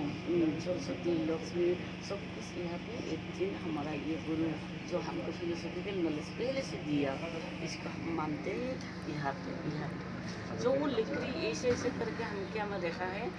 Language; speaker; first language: Hindi; non-native, local second language; Bodo